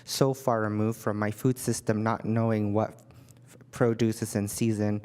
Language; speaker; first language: English; non-native, fluent; Indonesian